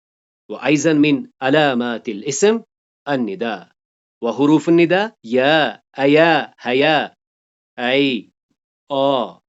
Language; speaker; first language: Arabic; non-native, fluent; Urdu